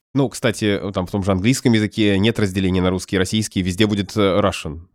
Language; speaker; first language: Russian; native; Russian